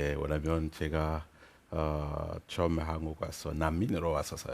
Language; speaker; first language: Korean; non-native, learner; French